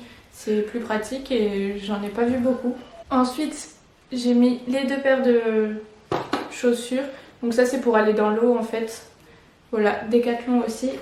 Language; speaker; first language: French; native; French